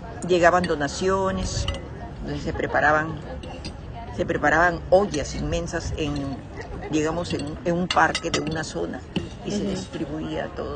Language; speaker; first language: Spanish; native; Spanish